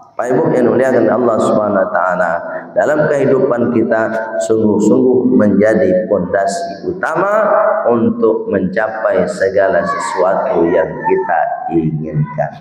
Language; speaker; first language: Malay; non-native, local second language; Minangkabau